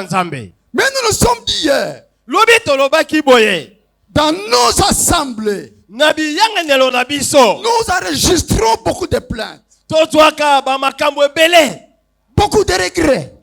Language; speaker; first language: French; non-native, local second language; Lingala